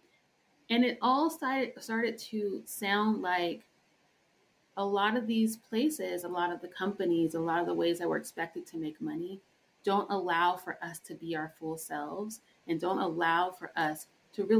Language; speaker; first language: English; native; English